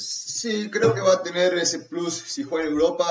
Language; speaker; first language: Spanish; native; Spanish